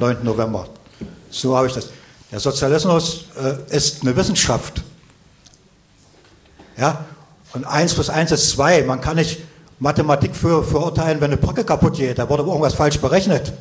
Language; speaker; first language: German; native; German